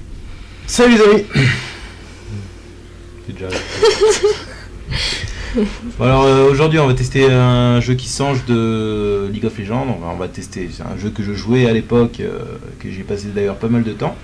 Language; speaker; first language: French; native; French